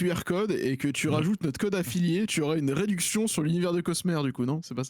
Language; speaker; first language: French; native; French